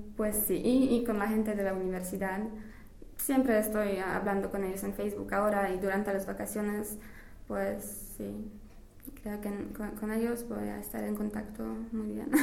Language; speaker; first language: Spanish; non-native, fluent; English